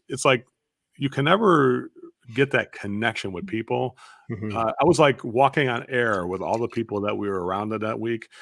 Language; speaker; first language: English; native; English